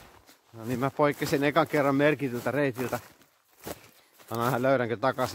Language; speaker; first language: Finnish; native; Finnish